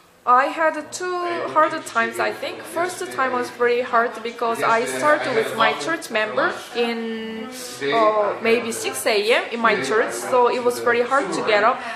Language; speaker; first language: English; non-native, learner; Korean